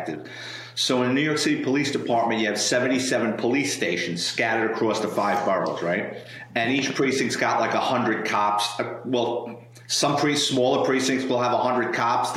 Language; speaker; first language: English; native; English